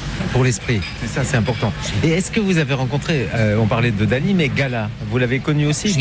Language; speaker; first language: French; native; French